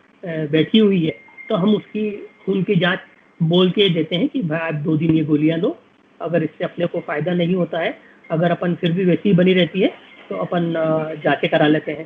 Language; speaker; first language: Hindi; native; Hindi